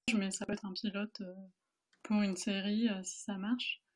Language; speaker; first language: French; early bilingual, other home language; Spanish